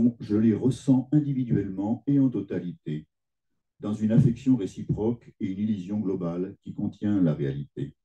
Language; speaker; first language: French; native; French